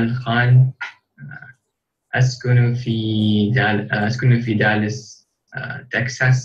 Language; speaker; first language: Arabic; non-native, learner; English